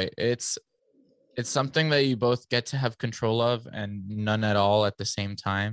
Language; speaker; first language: English; early bilingual, other home language; Spanish